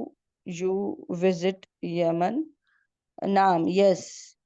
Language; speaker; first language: English; non-native, learner; Arabic